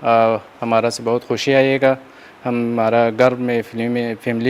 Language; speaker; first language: Hindi; non-native, learner; Pashto